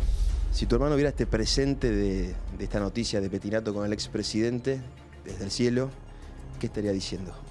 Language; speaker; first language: Spanish; native; Spanish